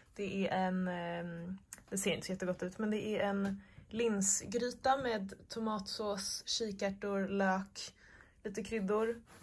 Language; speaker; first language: Swedish; native; Swedish